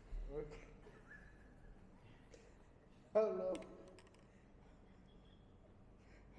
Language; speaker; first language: English; non-native, fluent; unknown